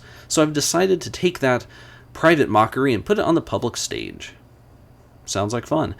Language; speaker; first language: English; native; English